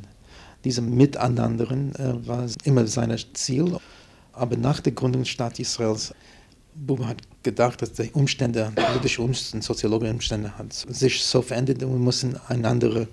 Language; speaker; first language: German; non-native, fluent; English